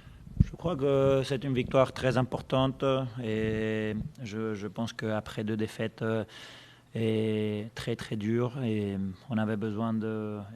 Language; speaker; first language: French; non-native, fluent; Spanish